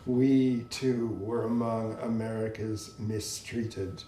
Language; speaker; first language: English; native; English